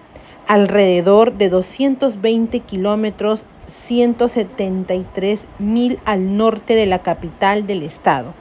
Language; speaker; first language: Spanish; native; Spanish